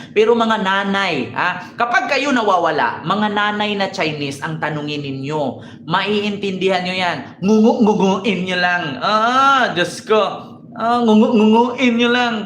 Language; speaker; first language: Filipino; native; Filipino